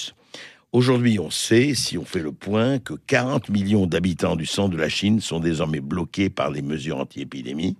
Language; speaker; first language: French; native; French